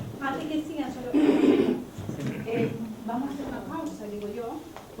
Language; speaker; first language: Spanish; early bilingual, heritage; Spanish